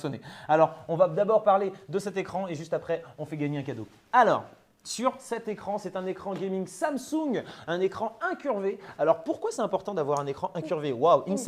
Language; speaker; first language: French; native; French